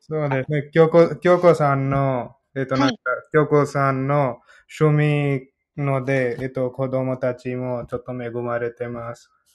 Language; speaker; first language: Japanese; non-native, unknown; Hindi